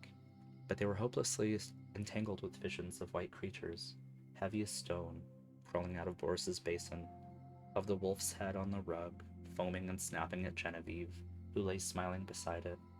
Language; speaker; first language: English; native; English